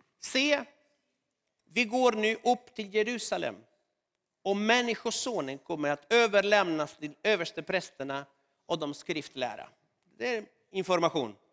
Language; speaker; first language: Swedish; non-native, fluent; Spanish